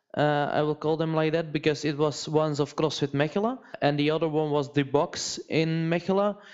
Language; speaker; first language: English; non-native, fluent; Dutch